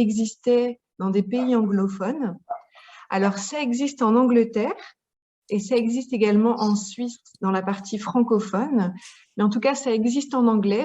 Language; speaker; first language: French; native; French